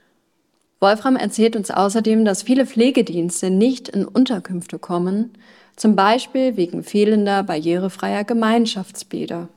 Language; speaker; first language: German; native; German